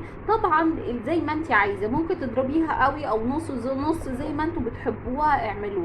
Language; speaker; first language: Arabic; native; Arabic